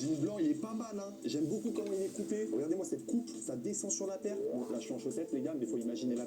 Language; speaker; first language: French; native; French